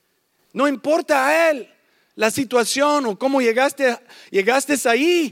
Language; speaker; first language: Spanish; early bilingual, heritage; English